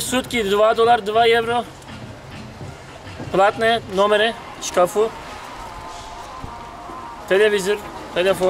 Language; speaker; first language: Russian; non-native, learner; Turkish